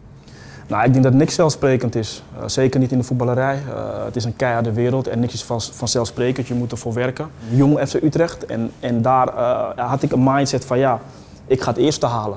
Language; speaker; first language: Dutch; native; Dutch